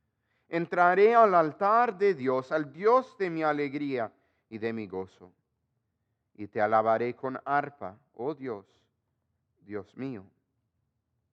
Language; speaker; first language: Spanish; non-native, fluent; English